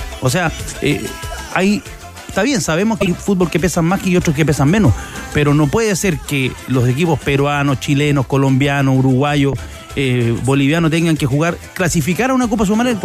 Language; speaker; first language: Spanish; native; Spanish